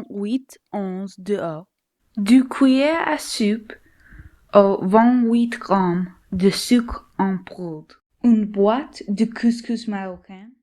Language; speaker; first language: French; non-native, learner; English